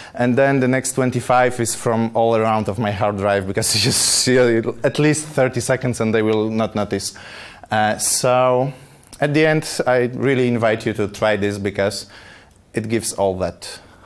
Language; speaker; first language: English; non-native, fluent; Polish